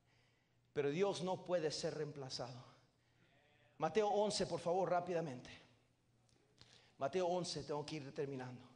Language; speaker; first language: Spanish; native; Spanish